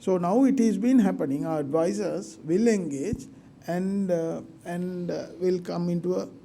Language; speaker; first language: English; non-native, local second language; Sinhala